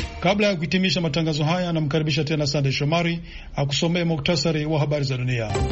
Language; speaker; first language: Swahili; non-native, local second language; Rundi